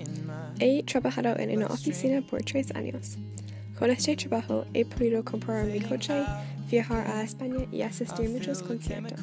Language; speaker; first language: Spanish; non-native, learner; English